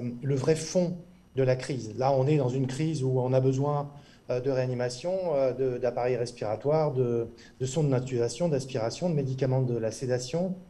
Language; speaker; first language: French; native; French